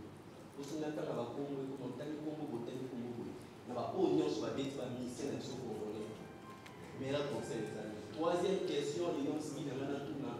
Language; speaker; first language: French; non-native, local second language; Lingala